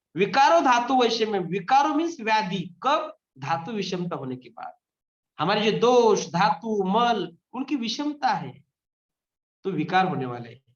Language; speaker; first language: Hindi; non-native, local second language; Marathi